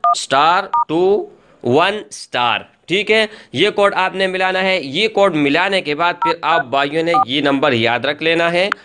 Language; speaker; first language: Urdu; non-native, local second language; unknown